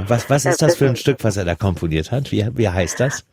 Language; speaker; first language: German; native; German